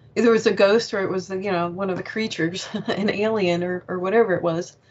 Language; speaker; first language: English; native; English